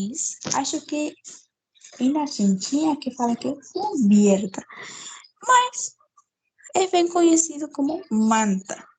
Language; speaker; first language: Portuguese; non-native, fluent; Spanish